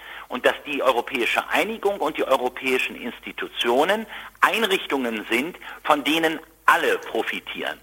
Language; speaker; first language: German; native; German